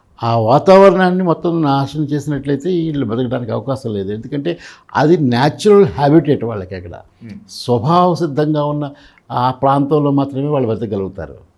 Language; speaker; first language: Telugu; native; Telugu